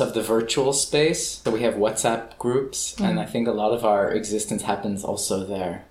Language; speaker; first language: English; native; English